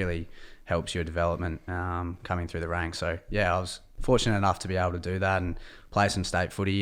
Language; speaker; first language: English; native; English